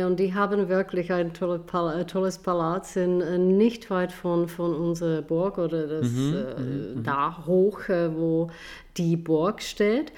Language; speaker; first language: German; non-native, fluent; Czech